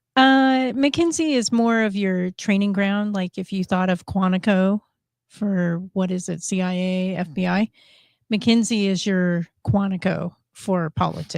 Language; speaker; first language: English; native; English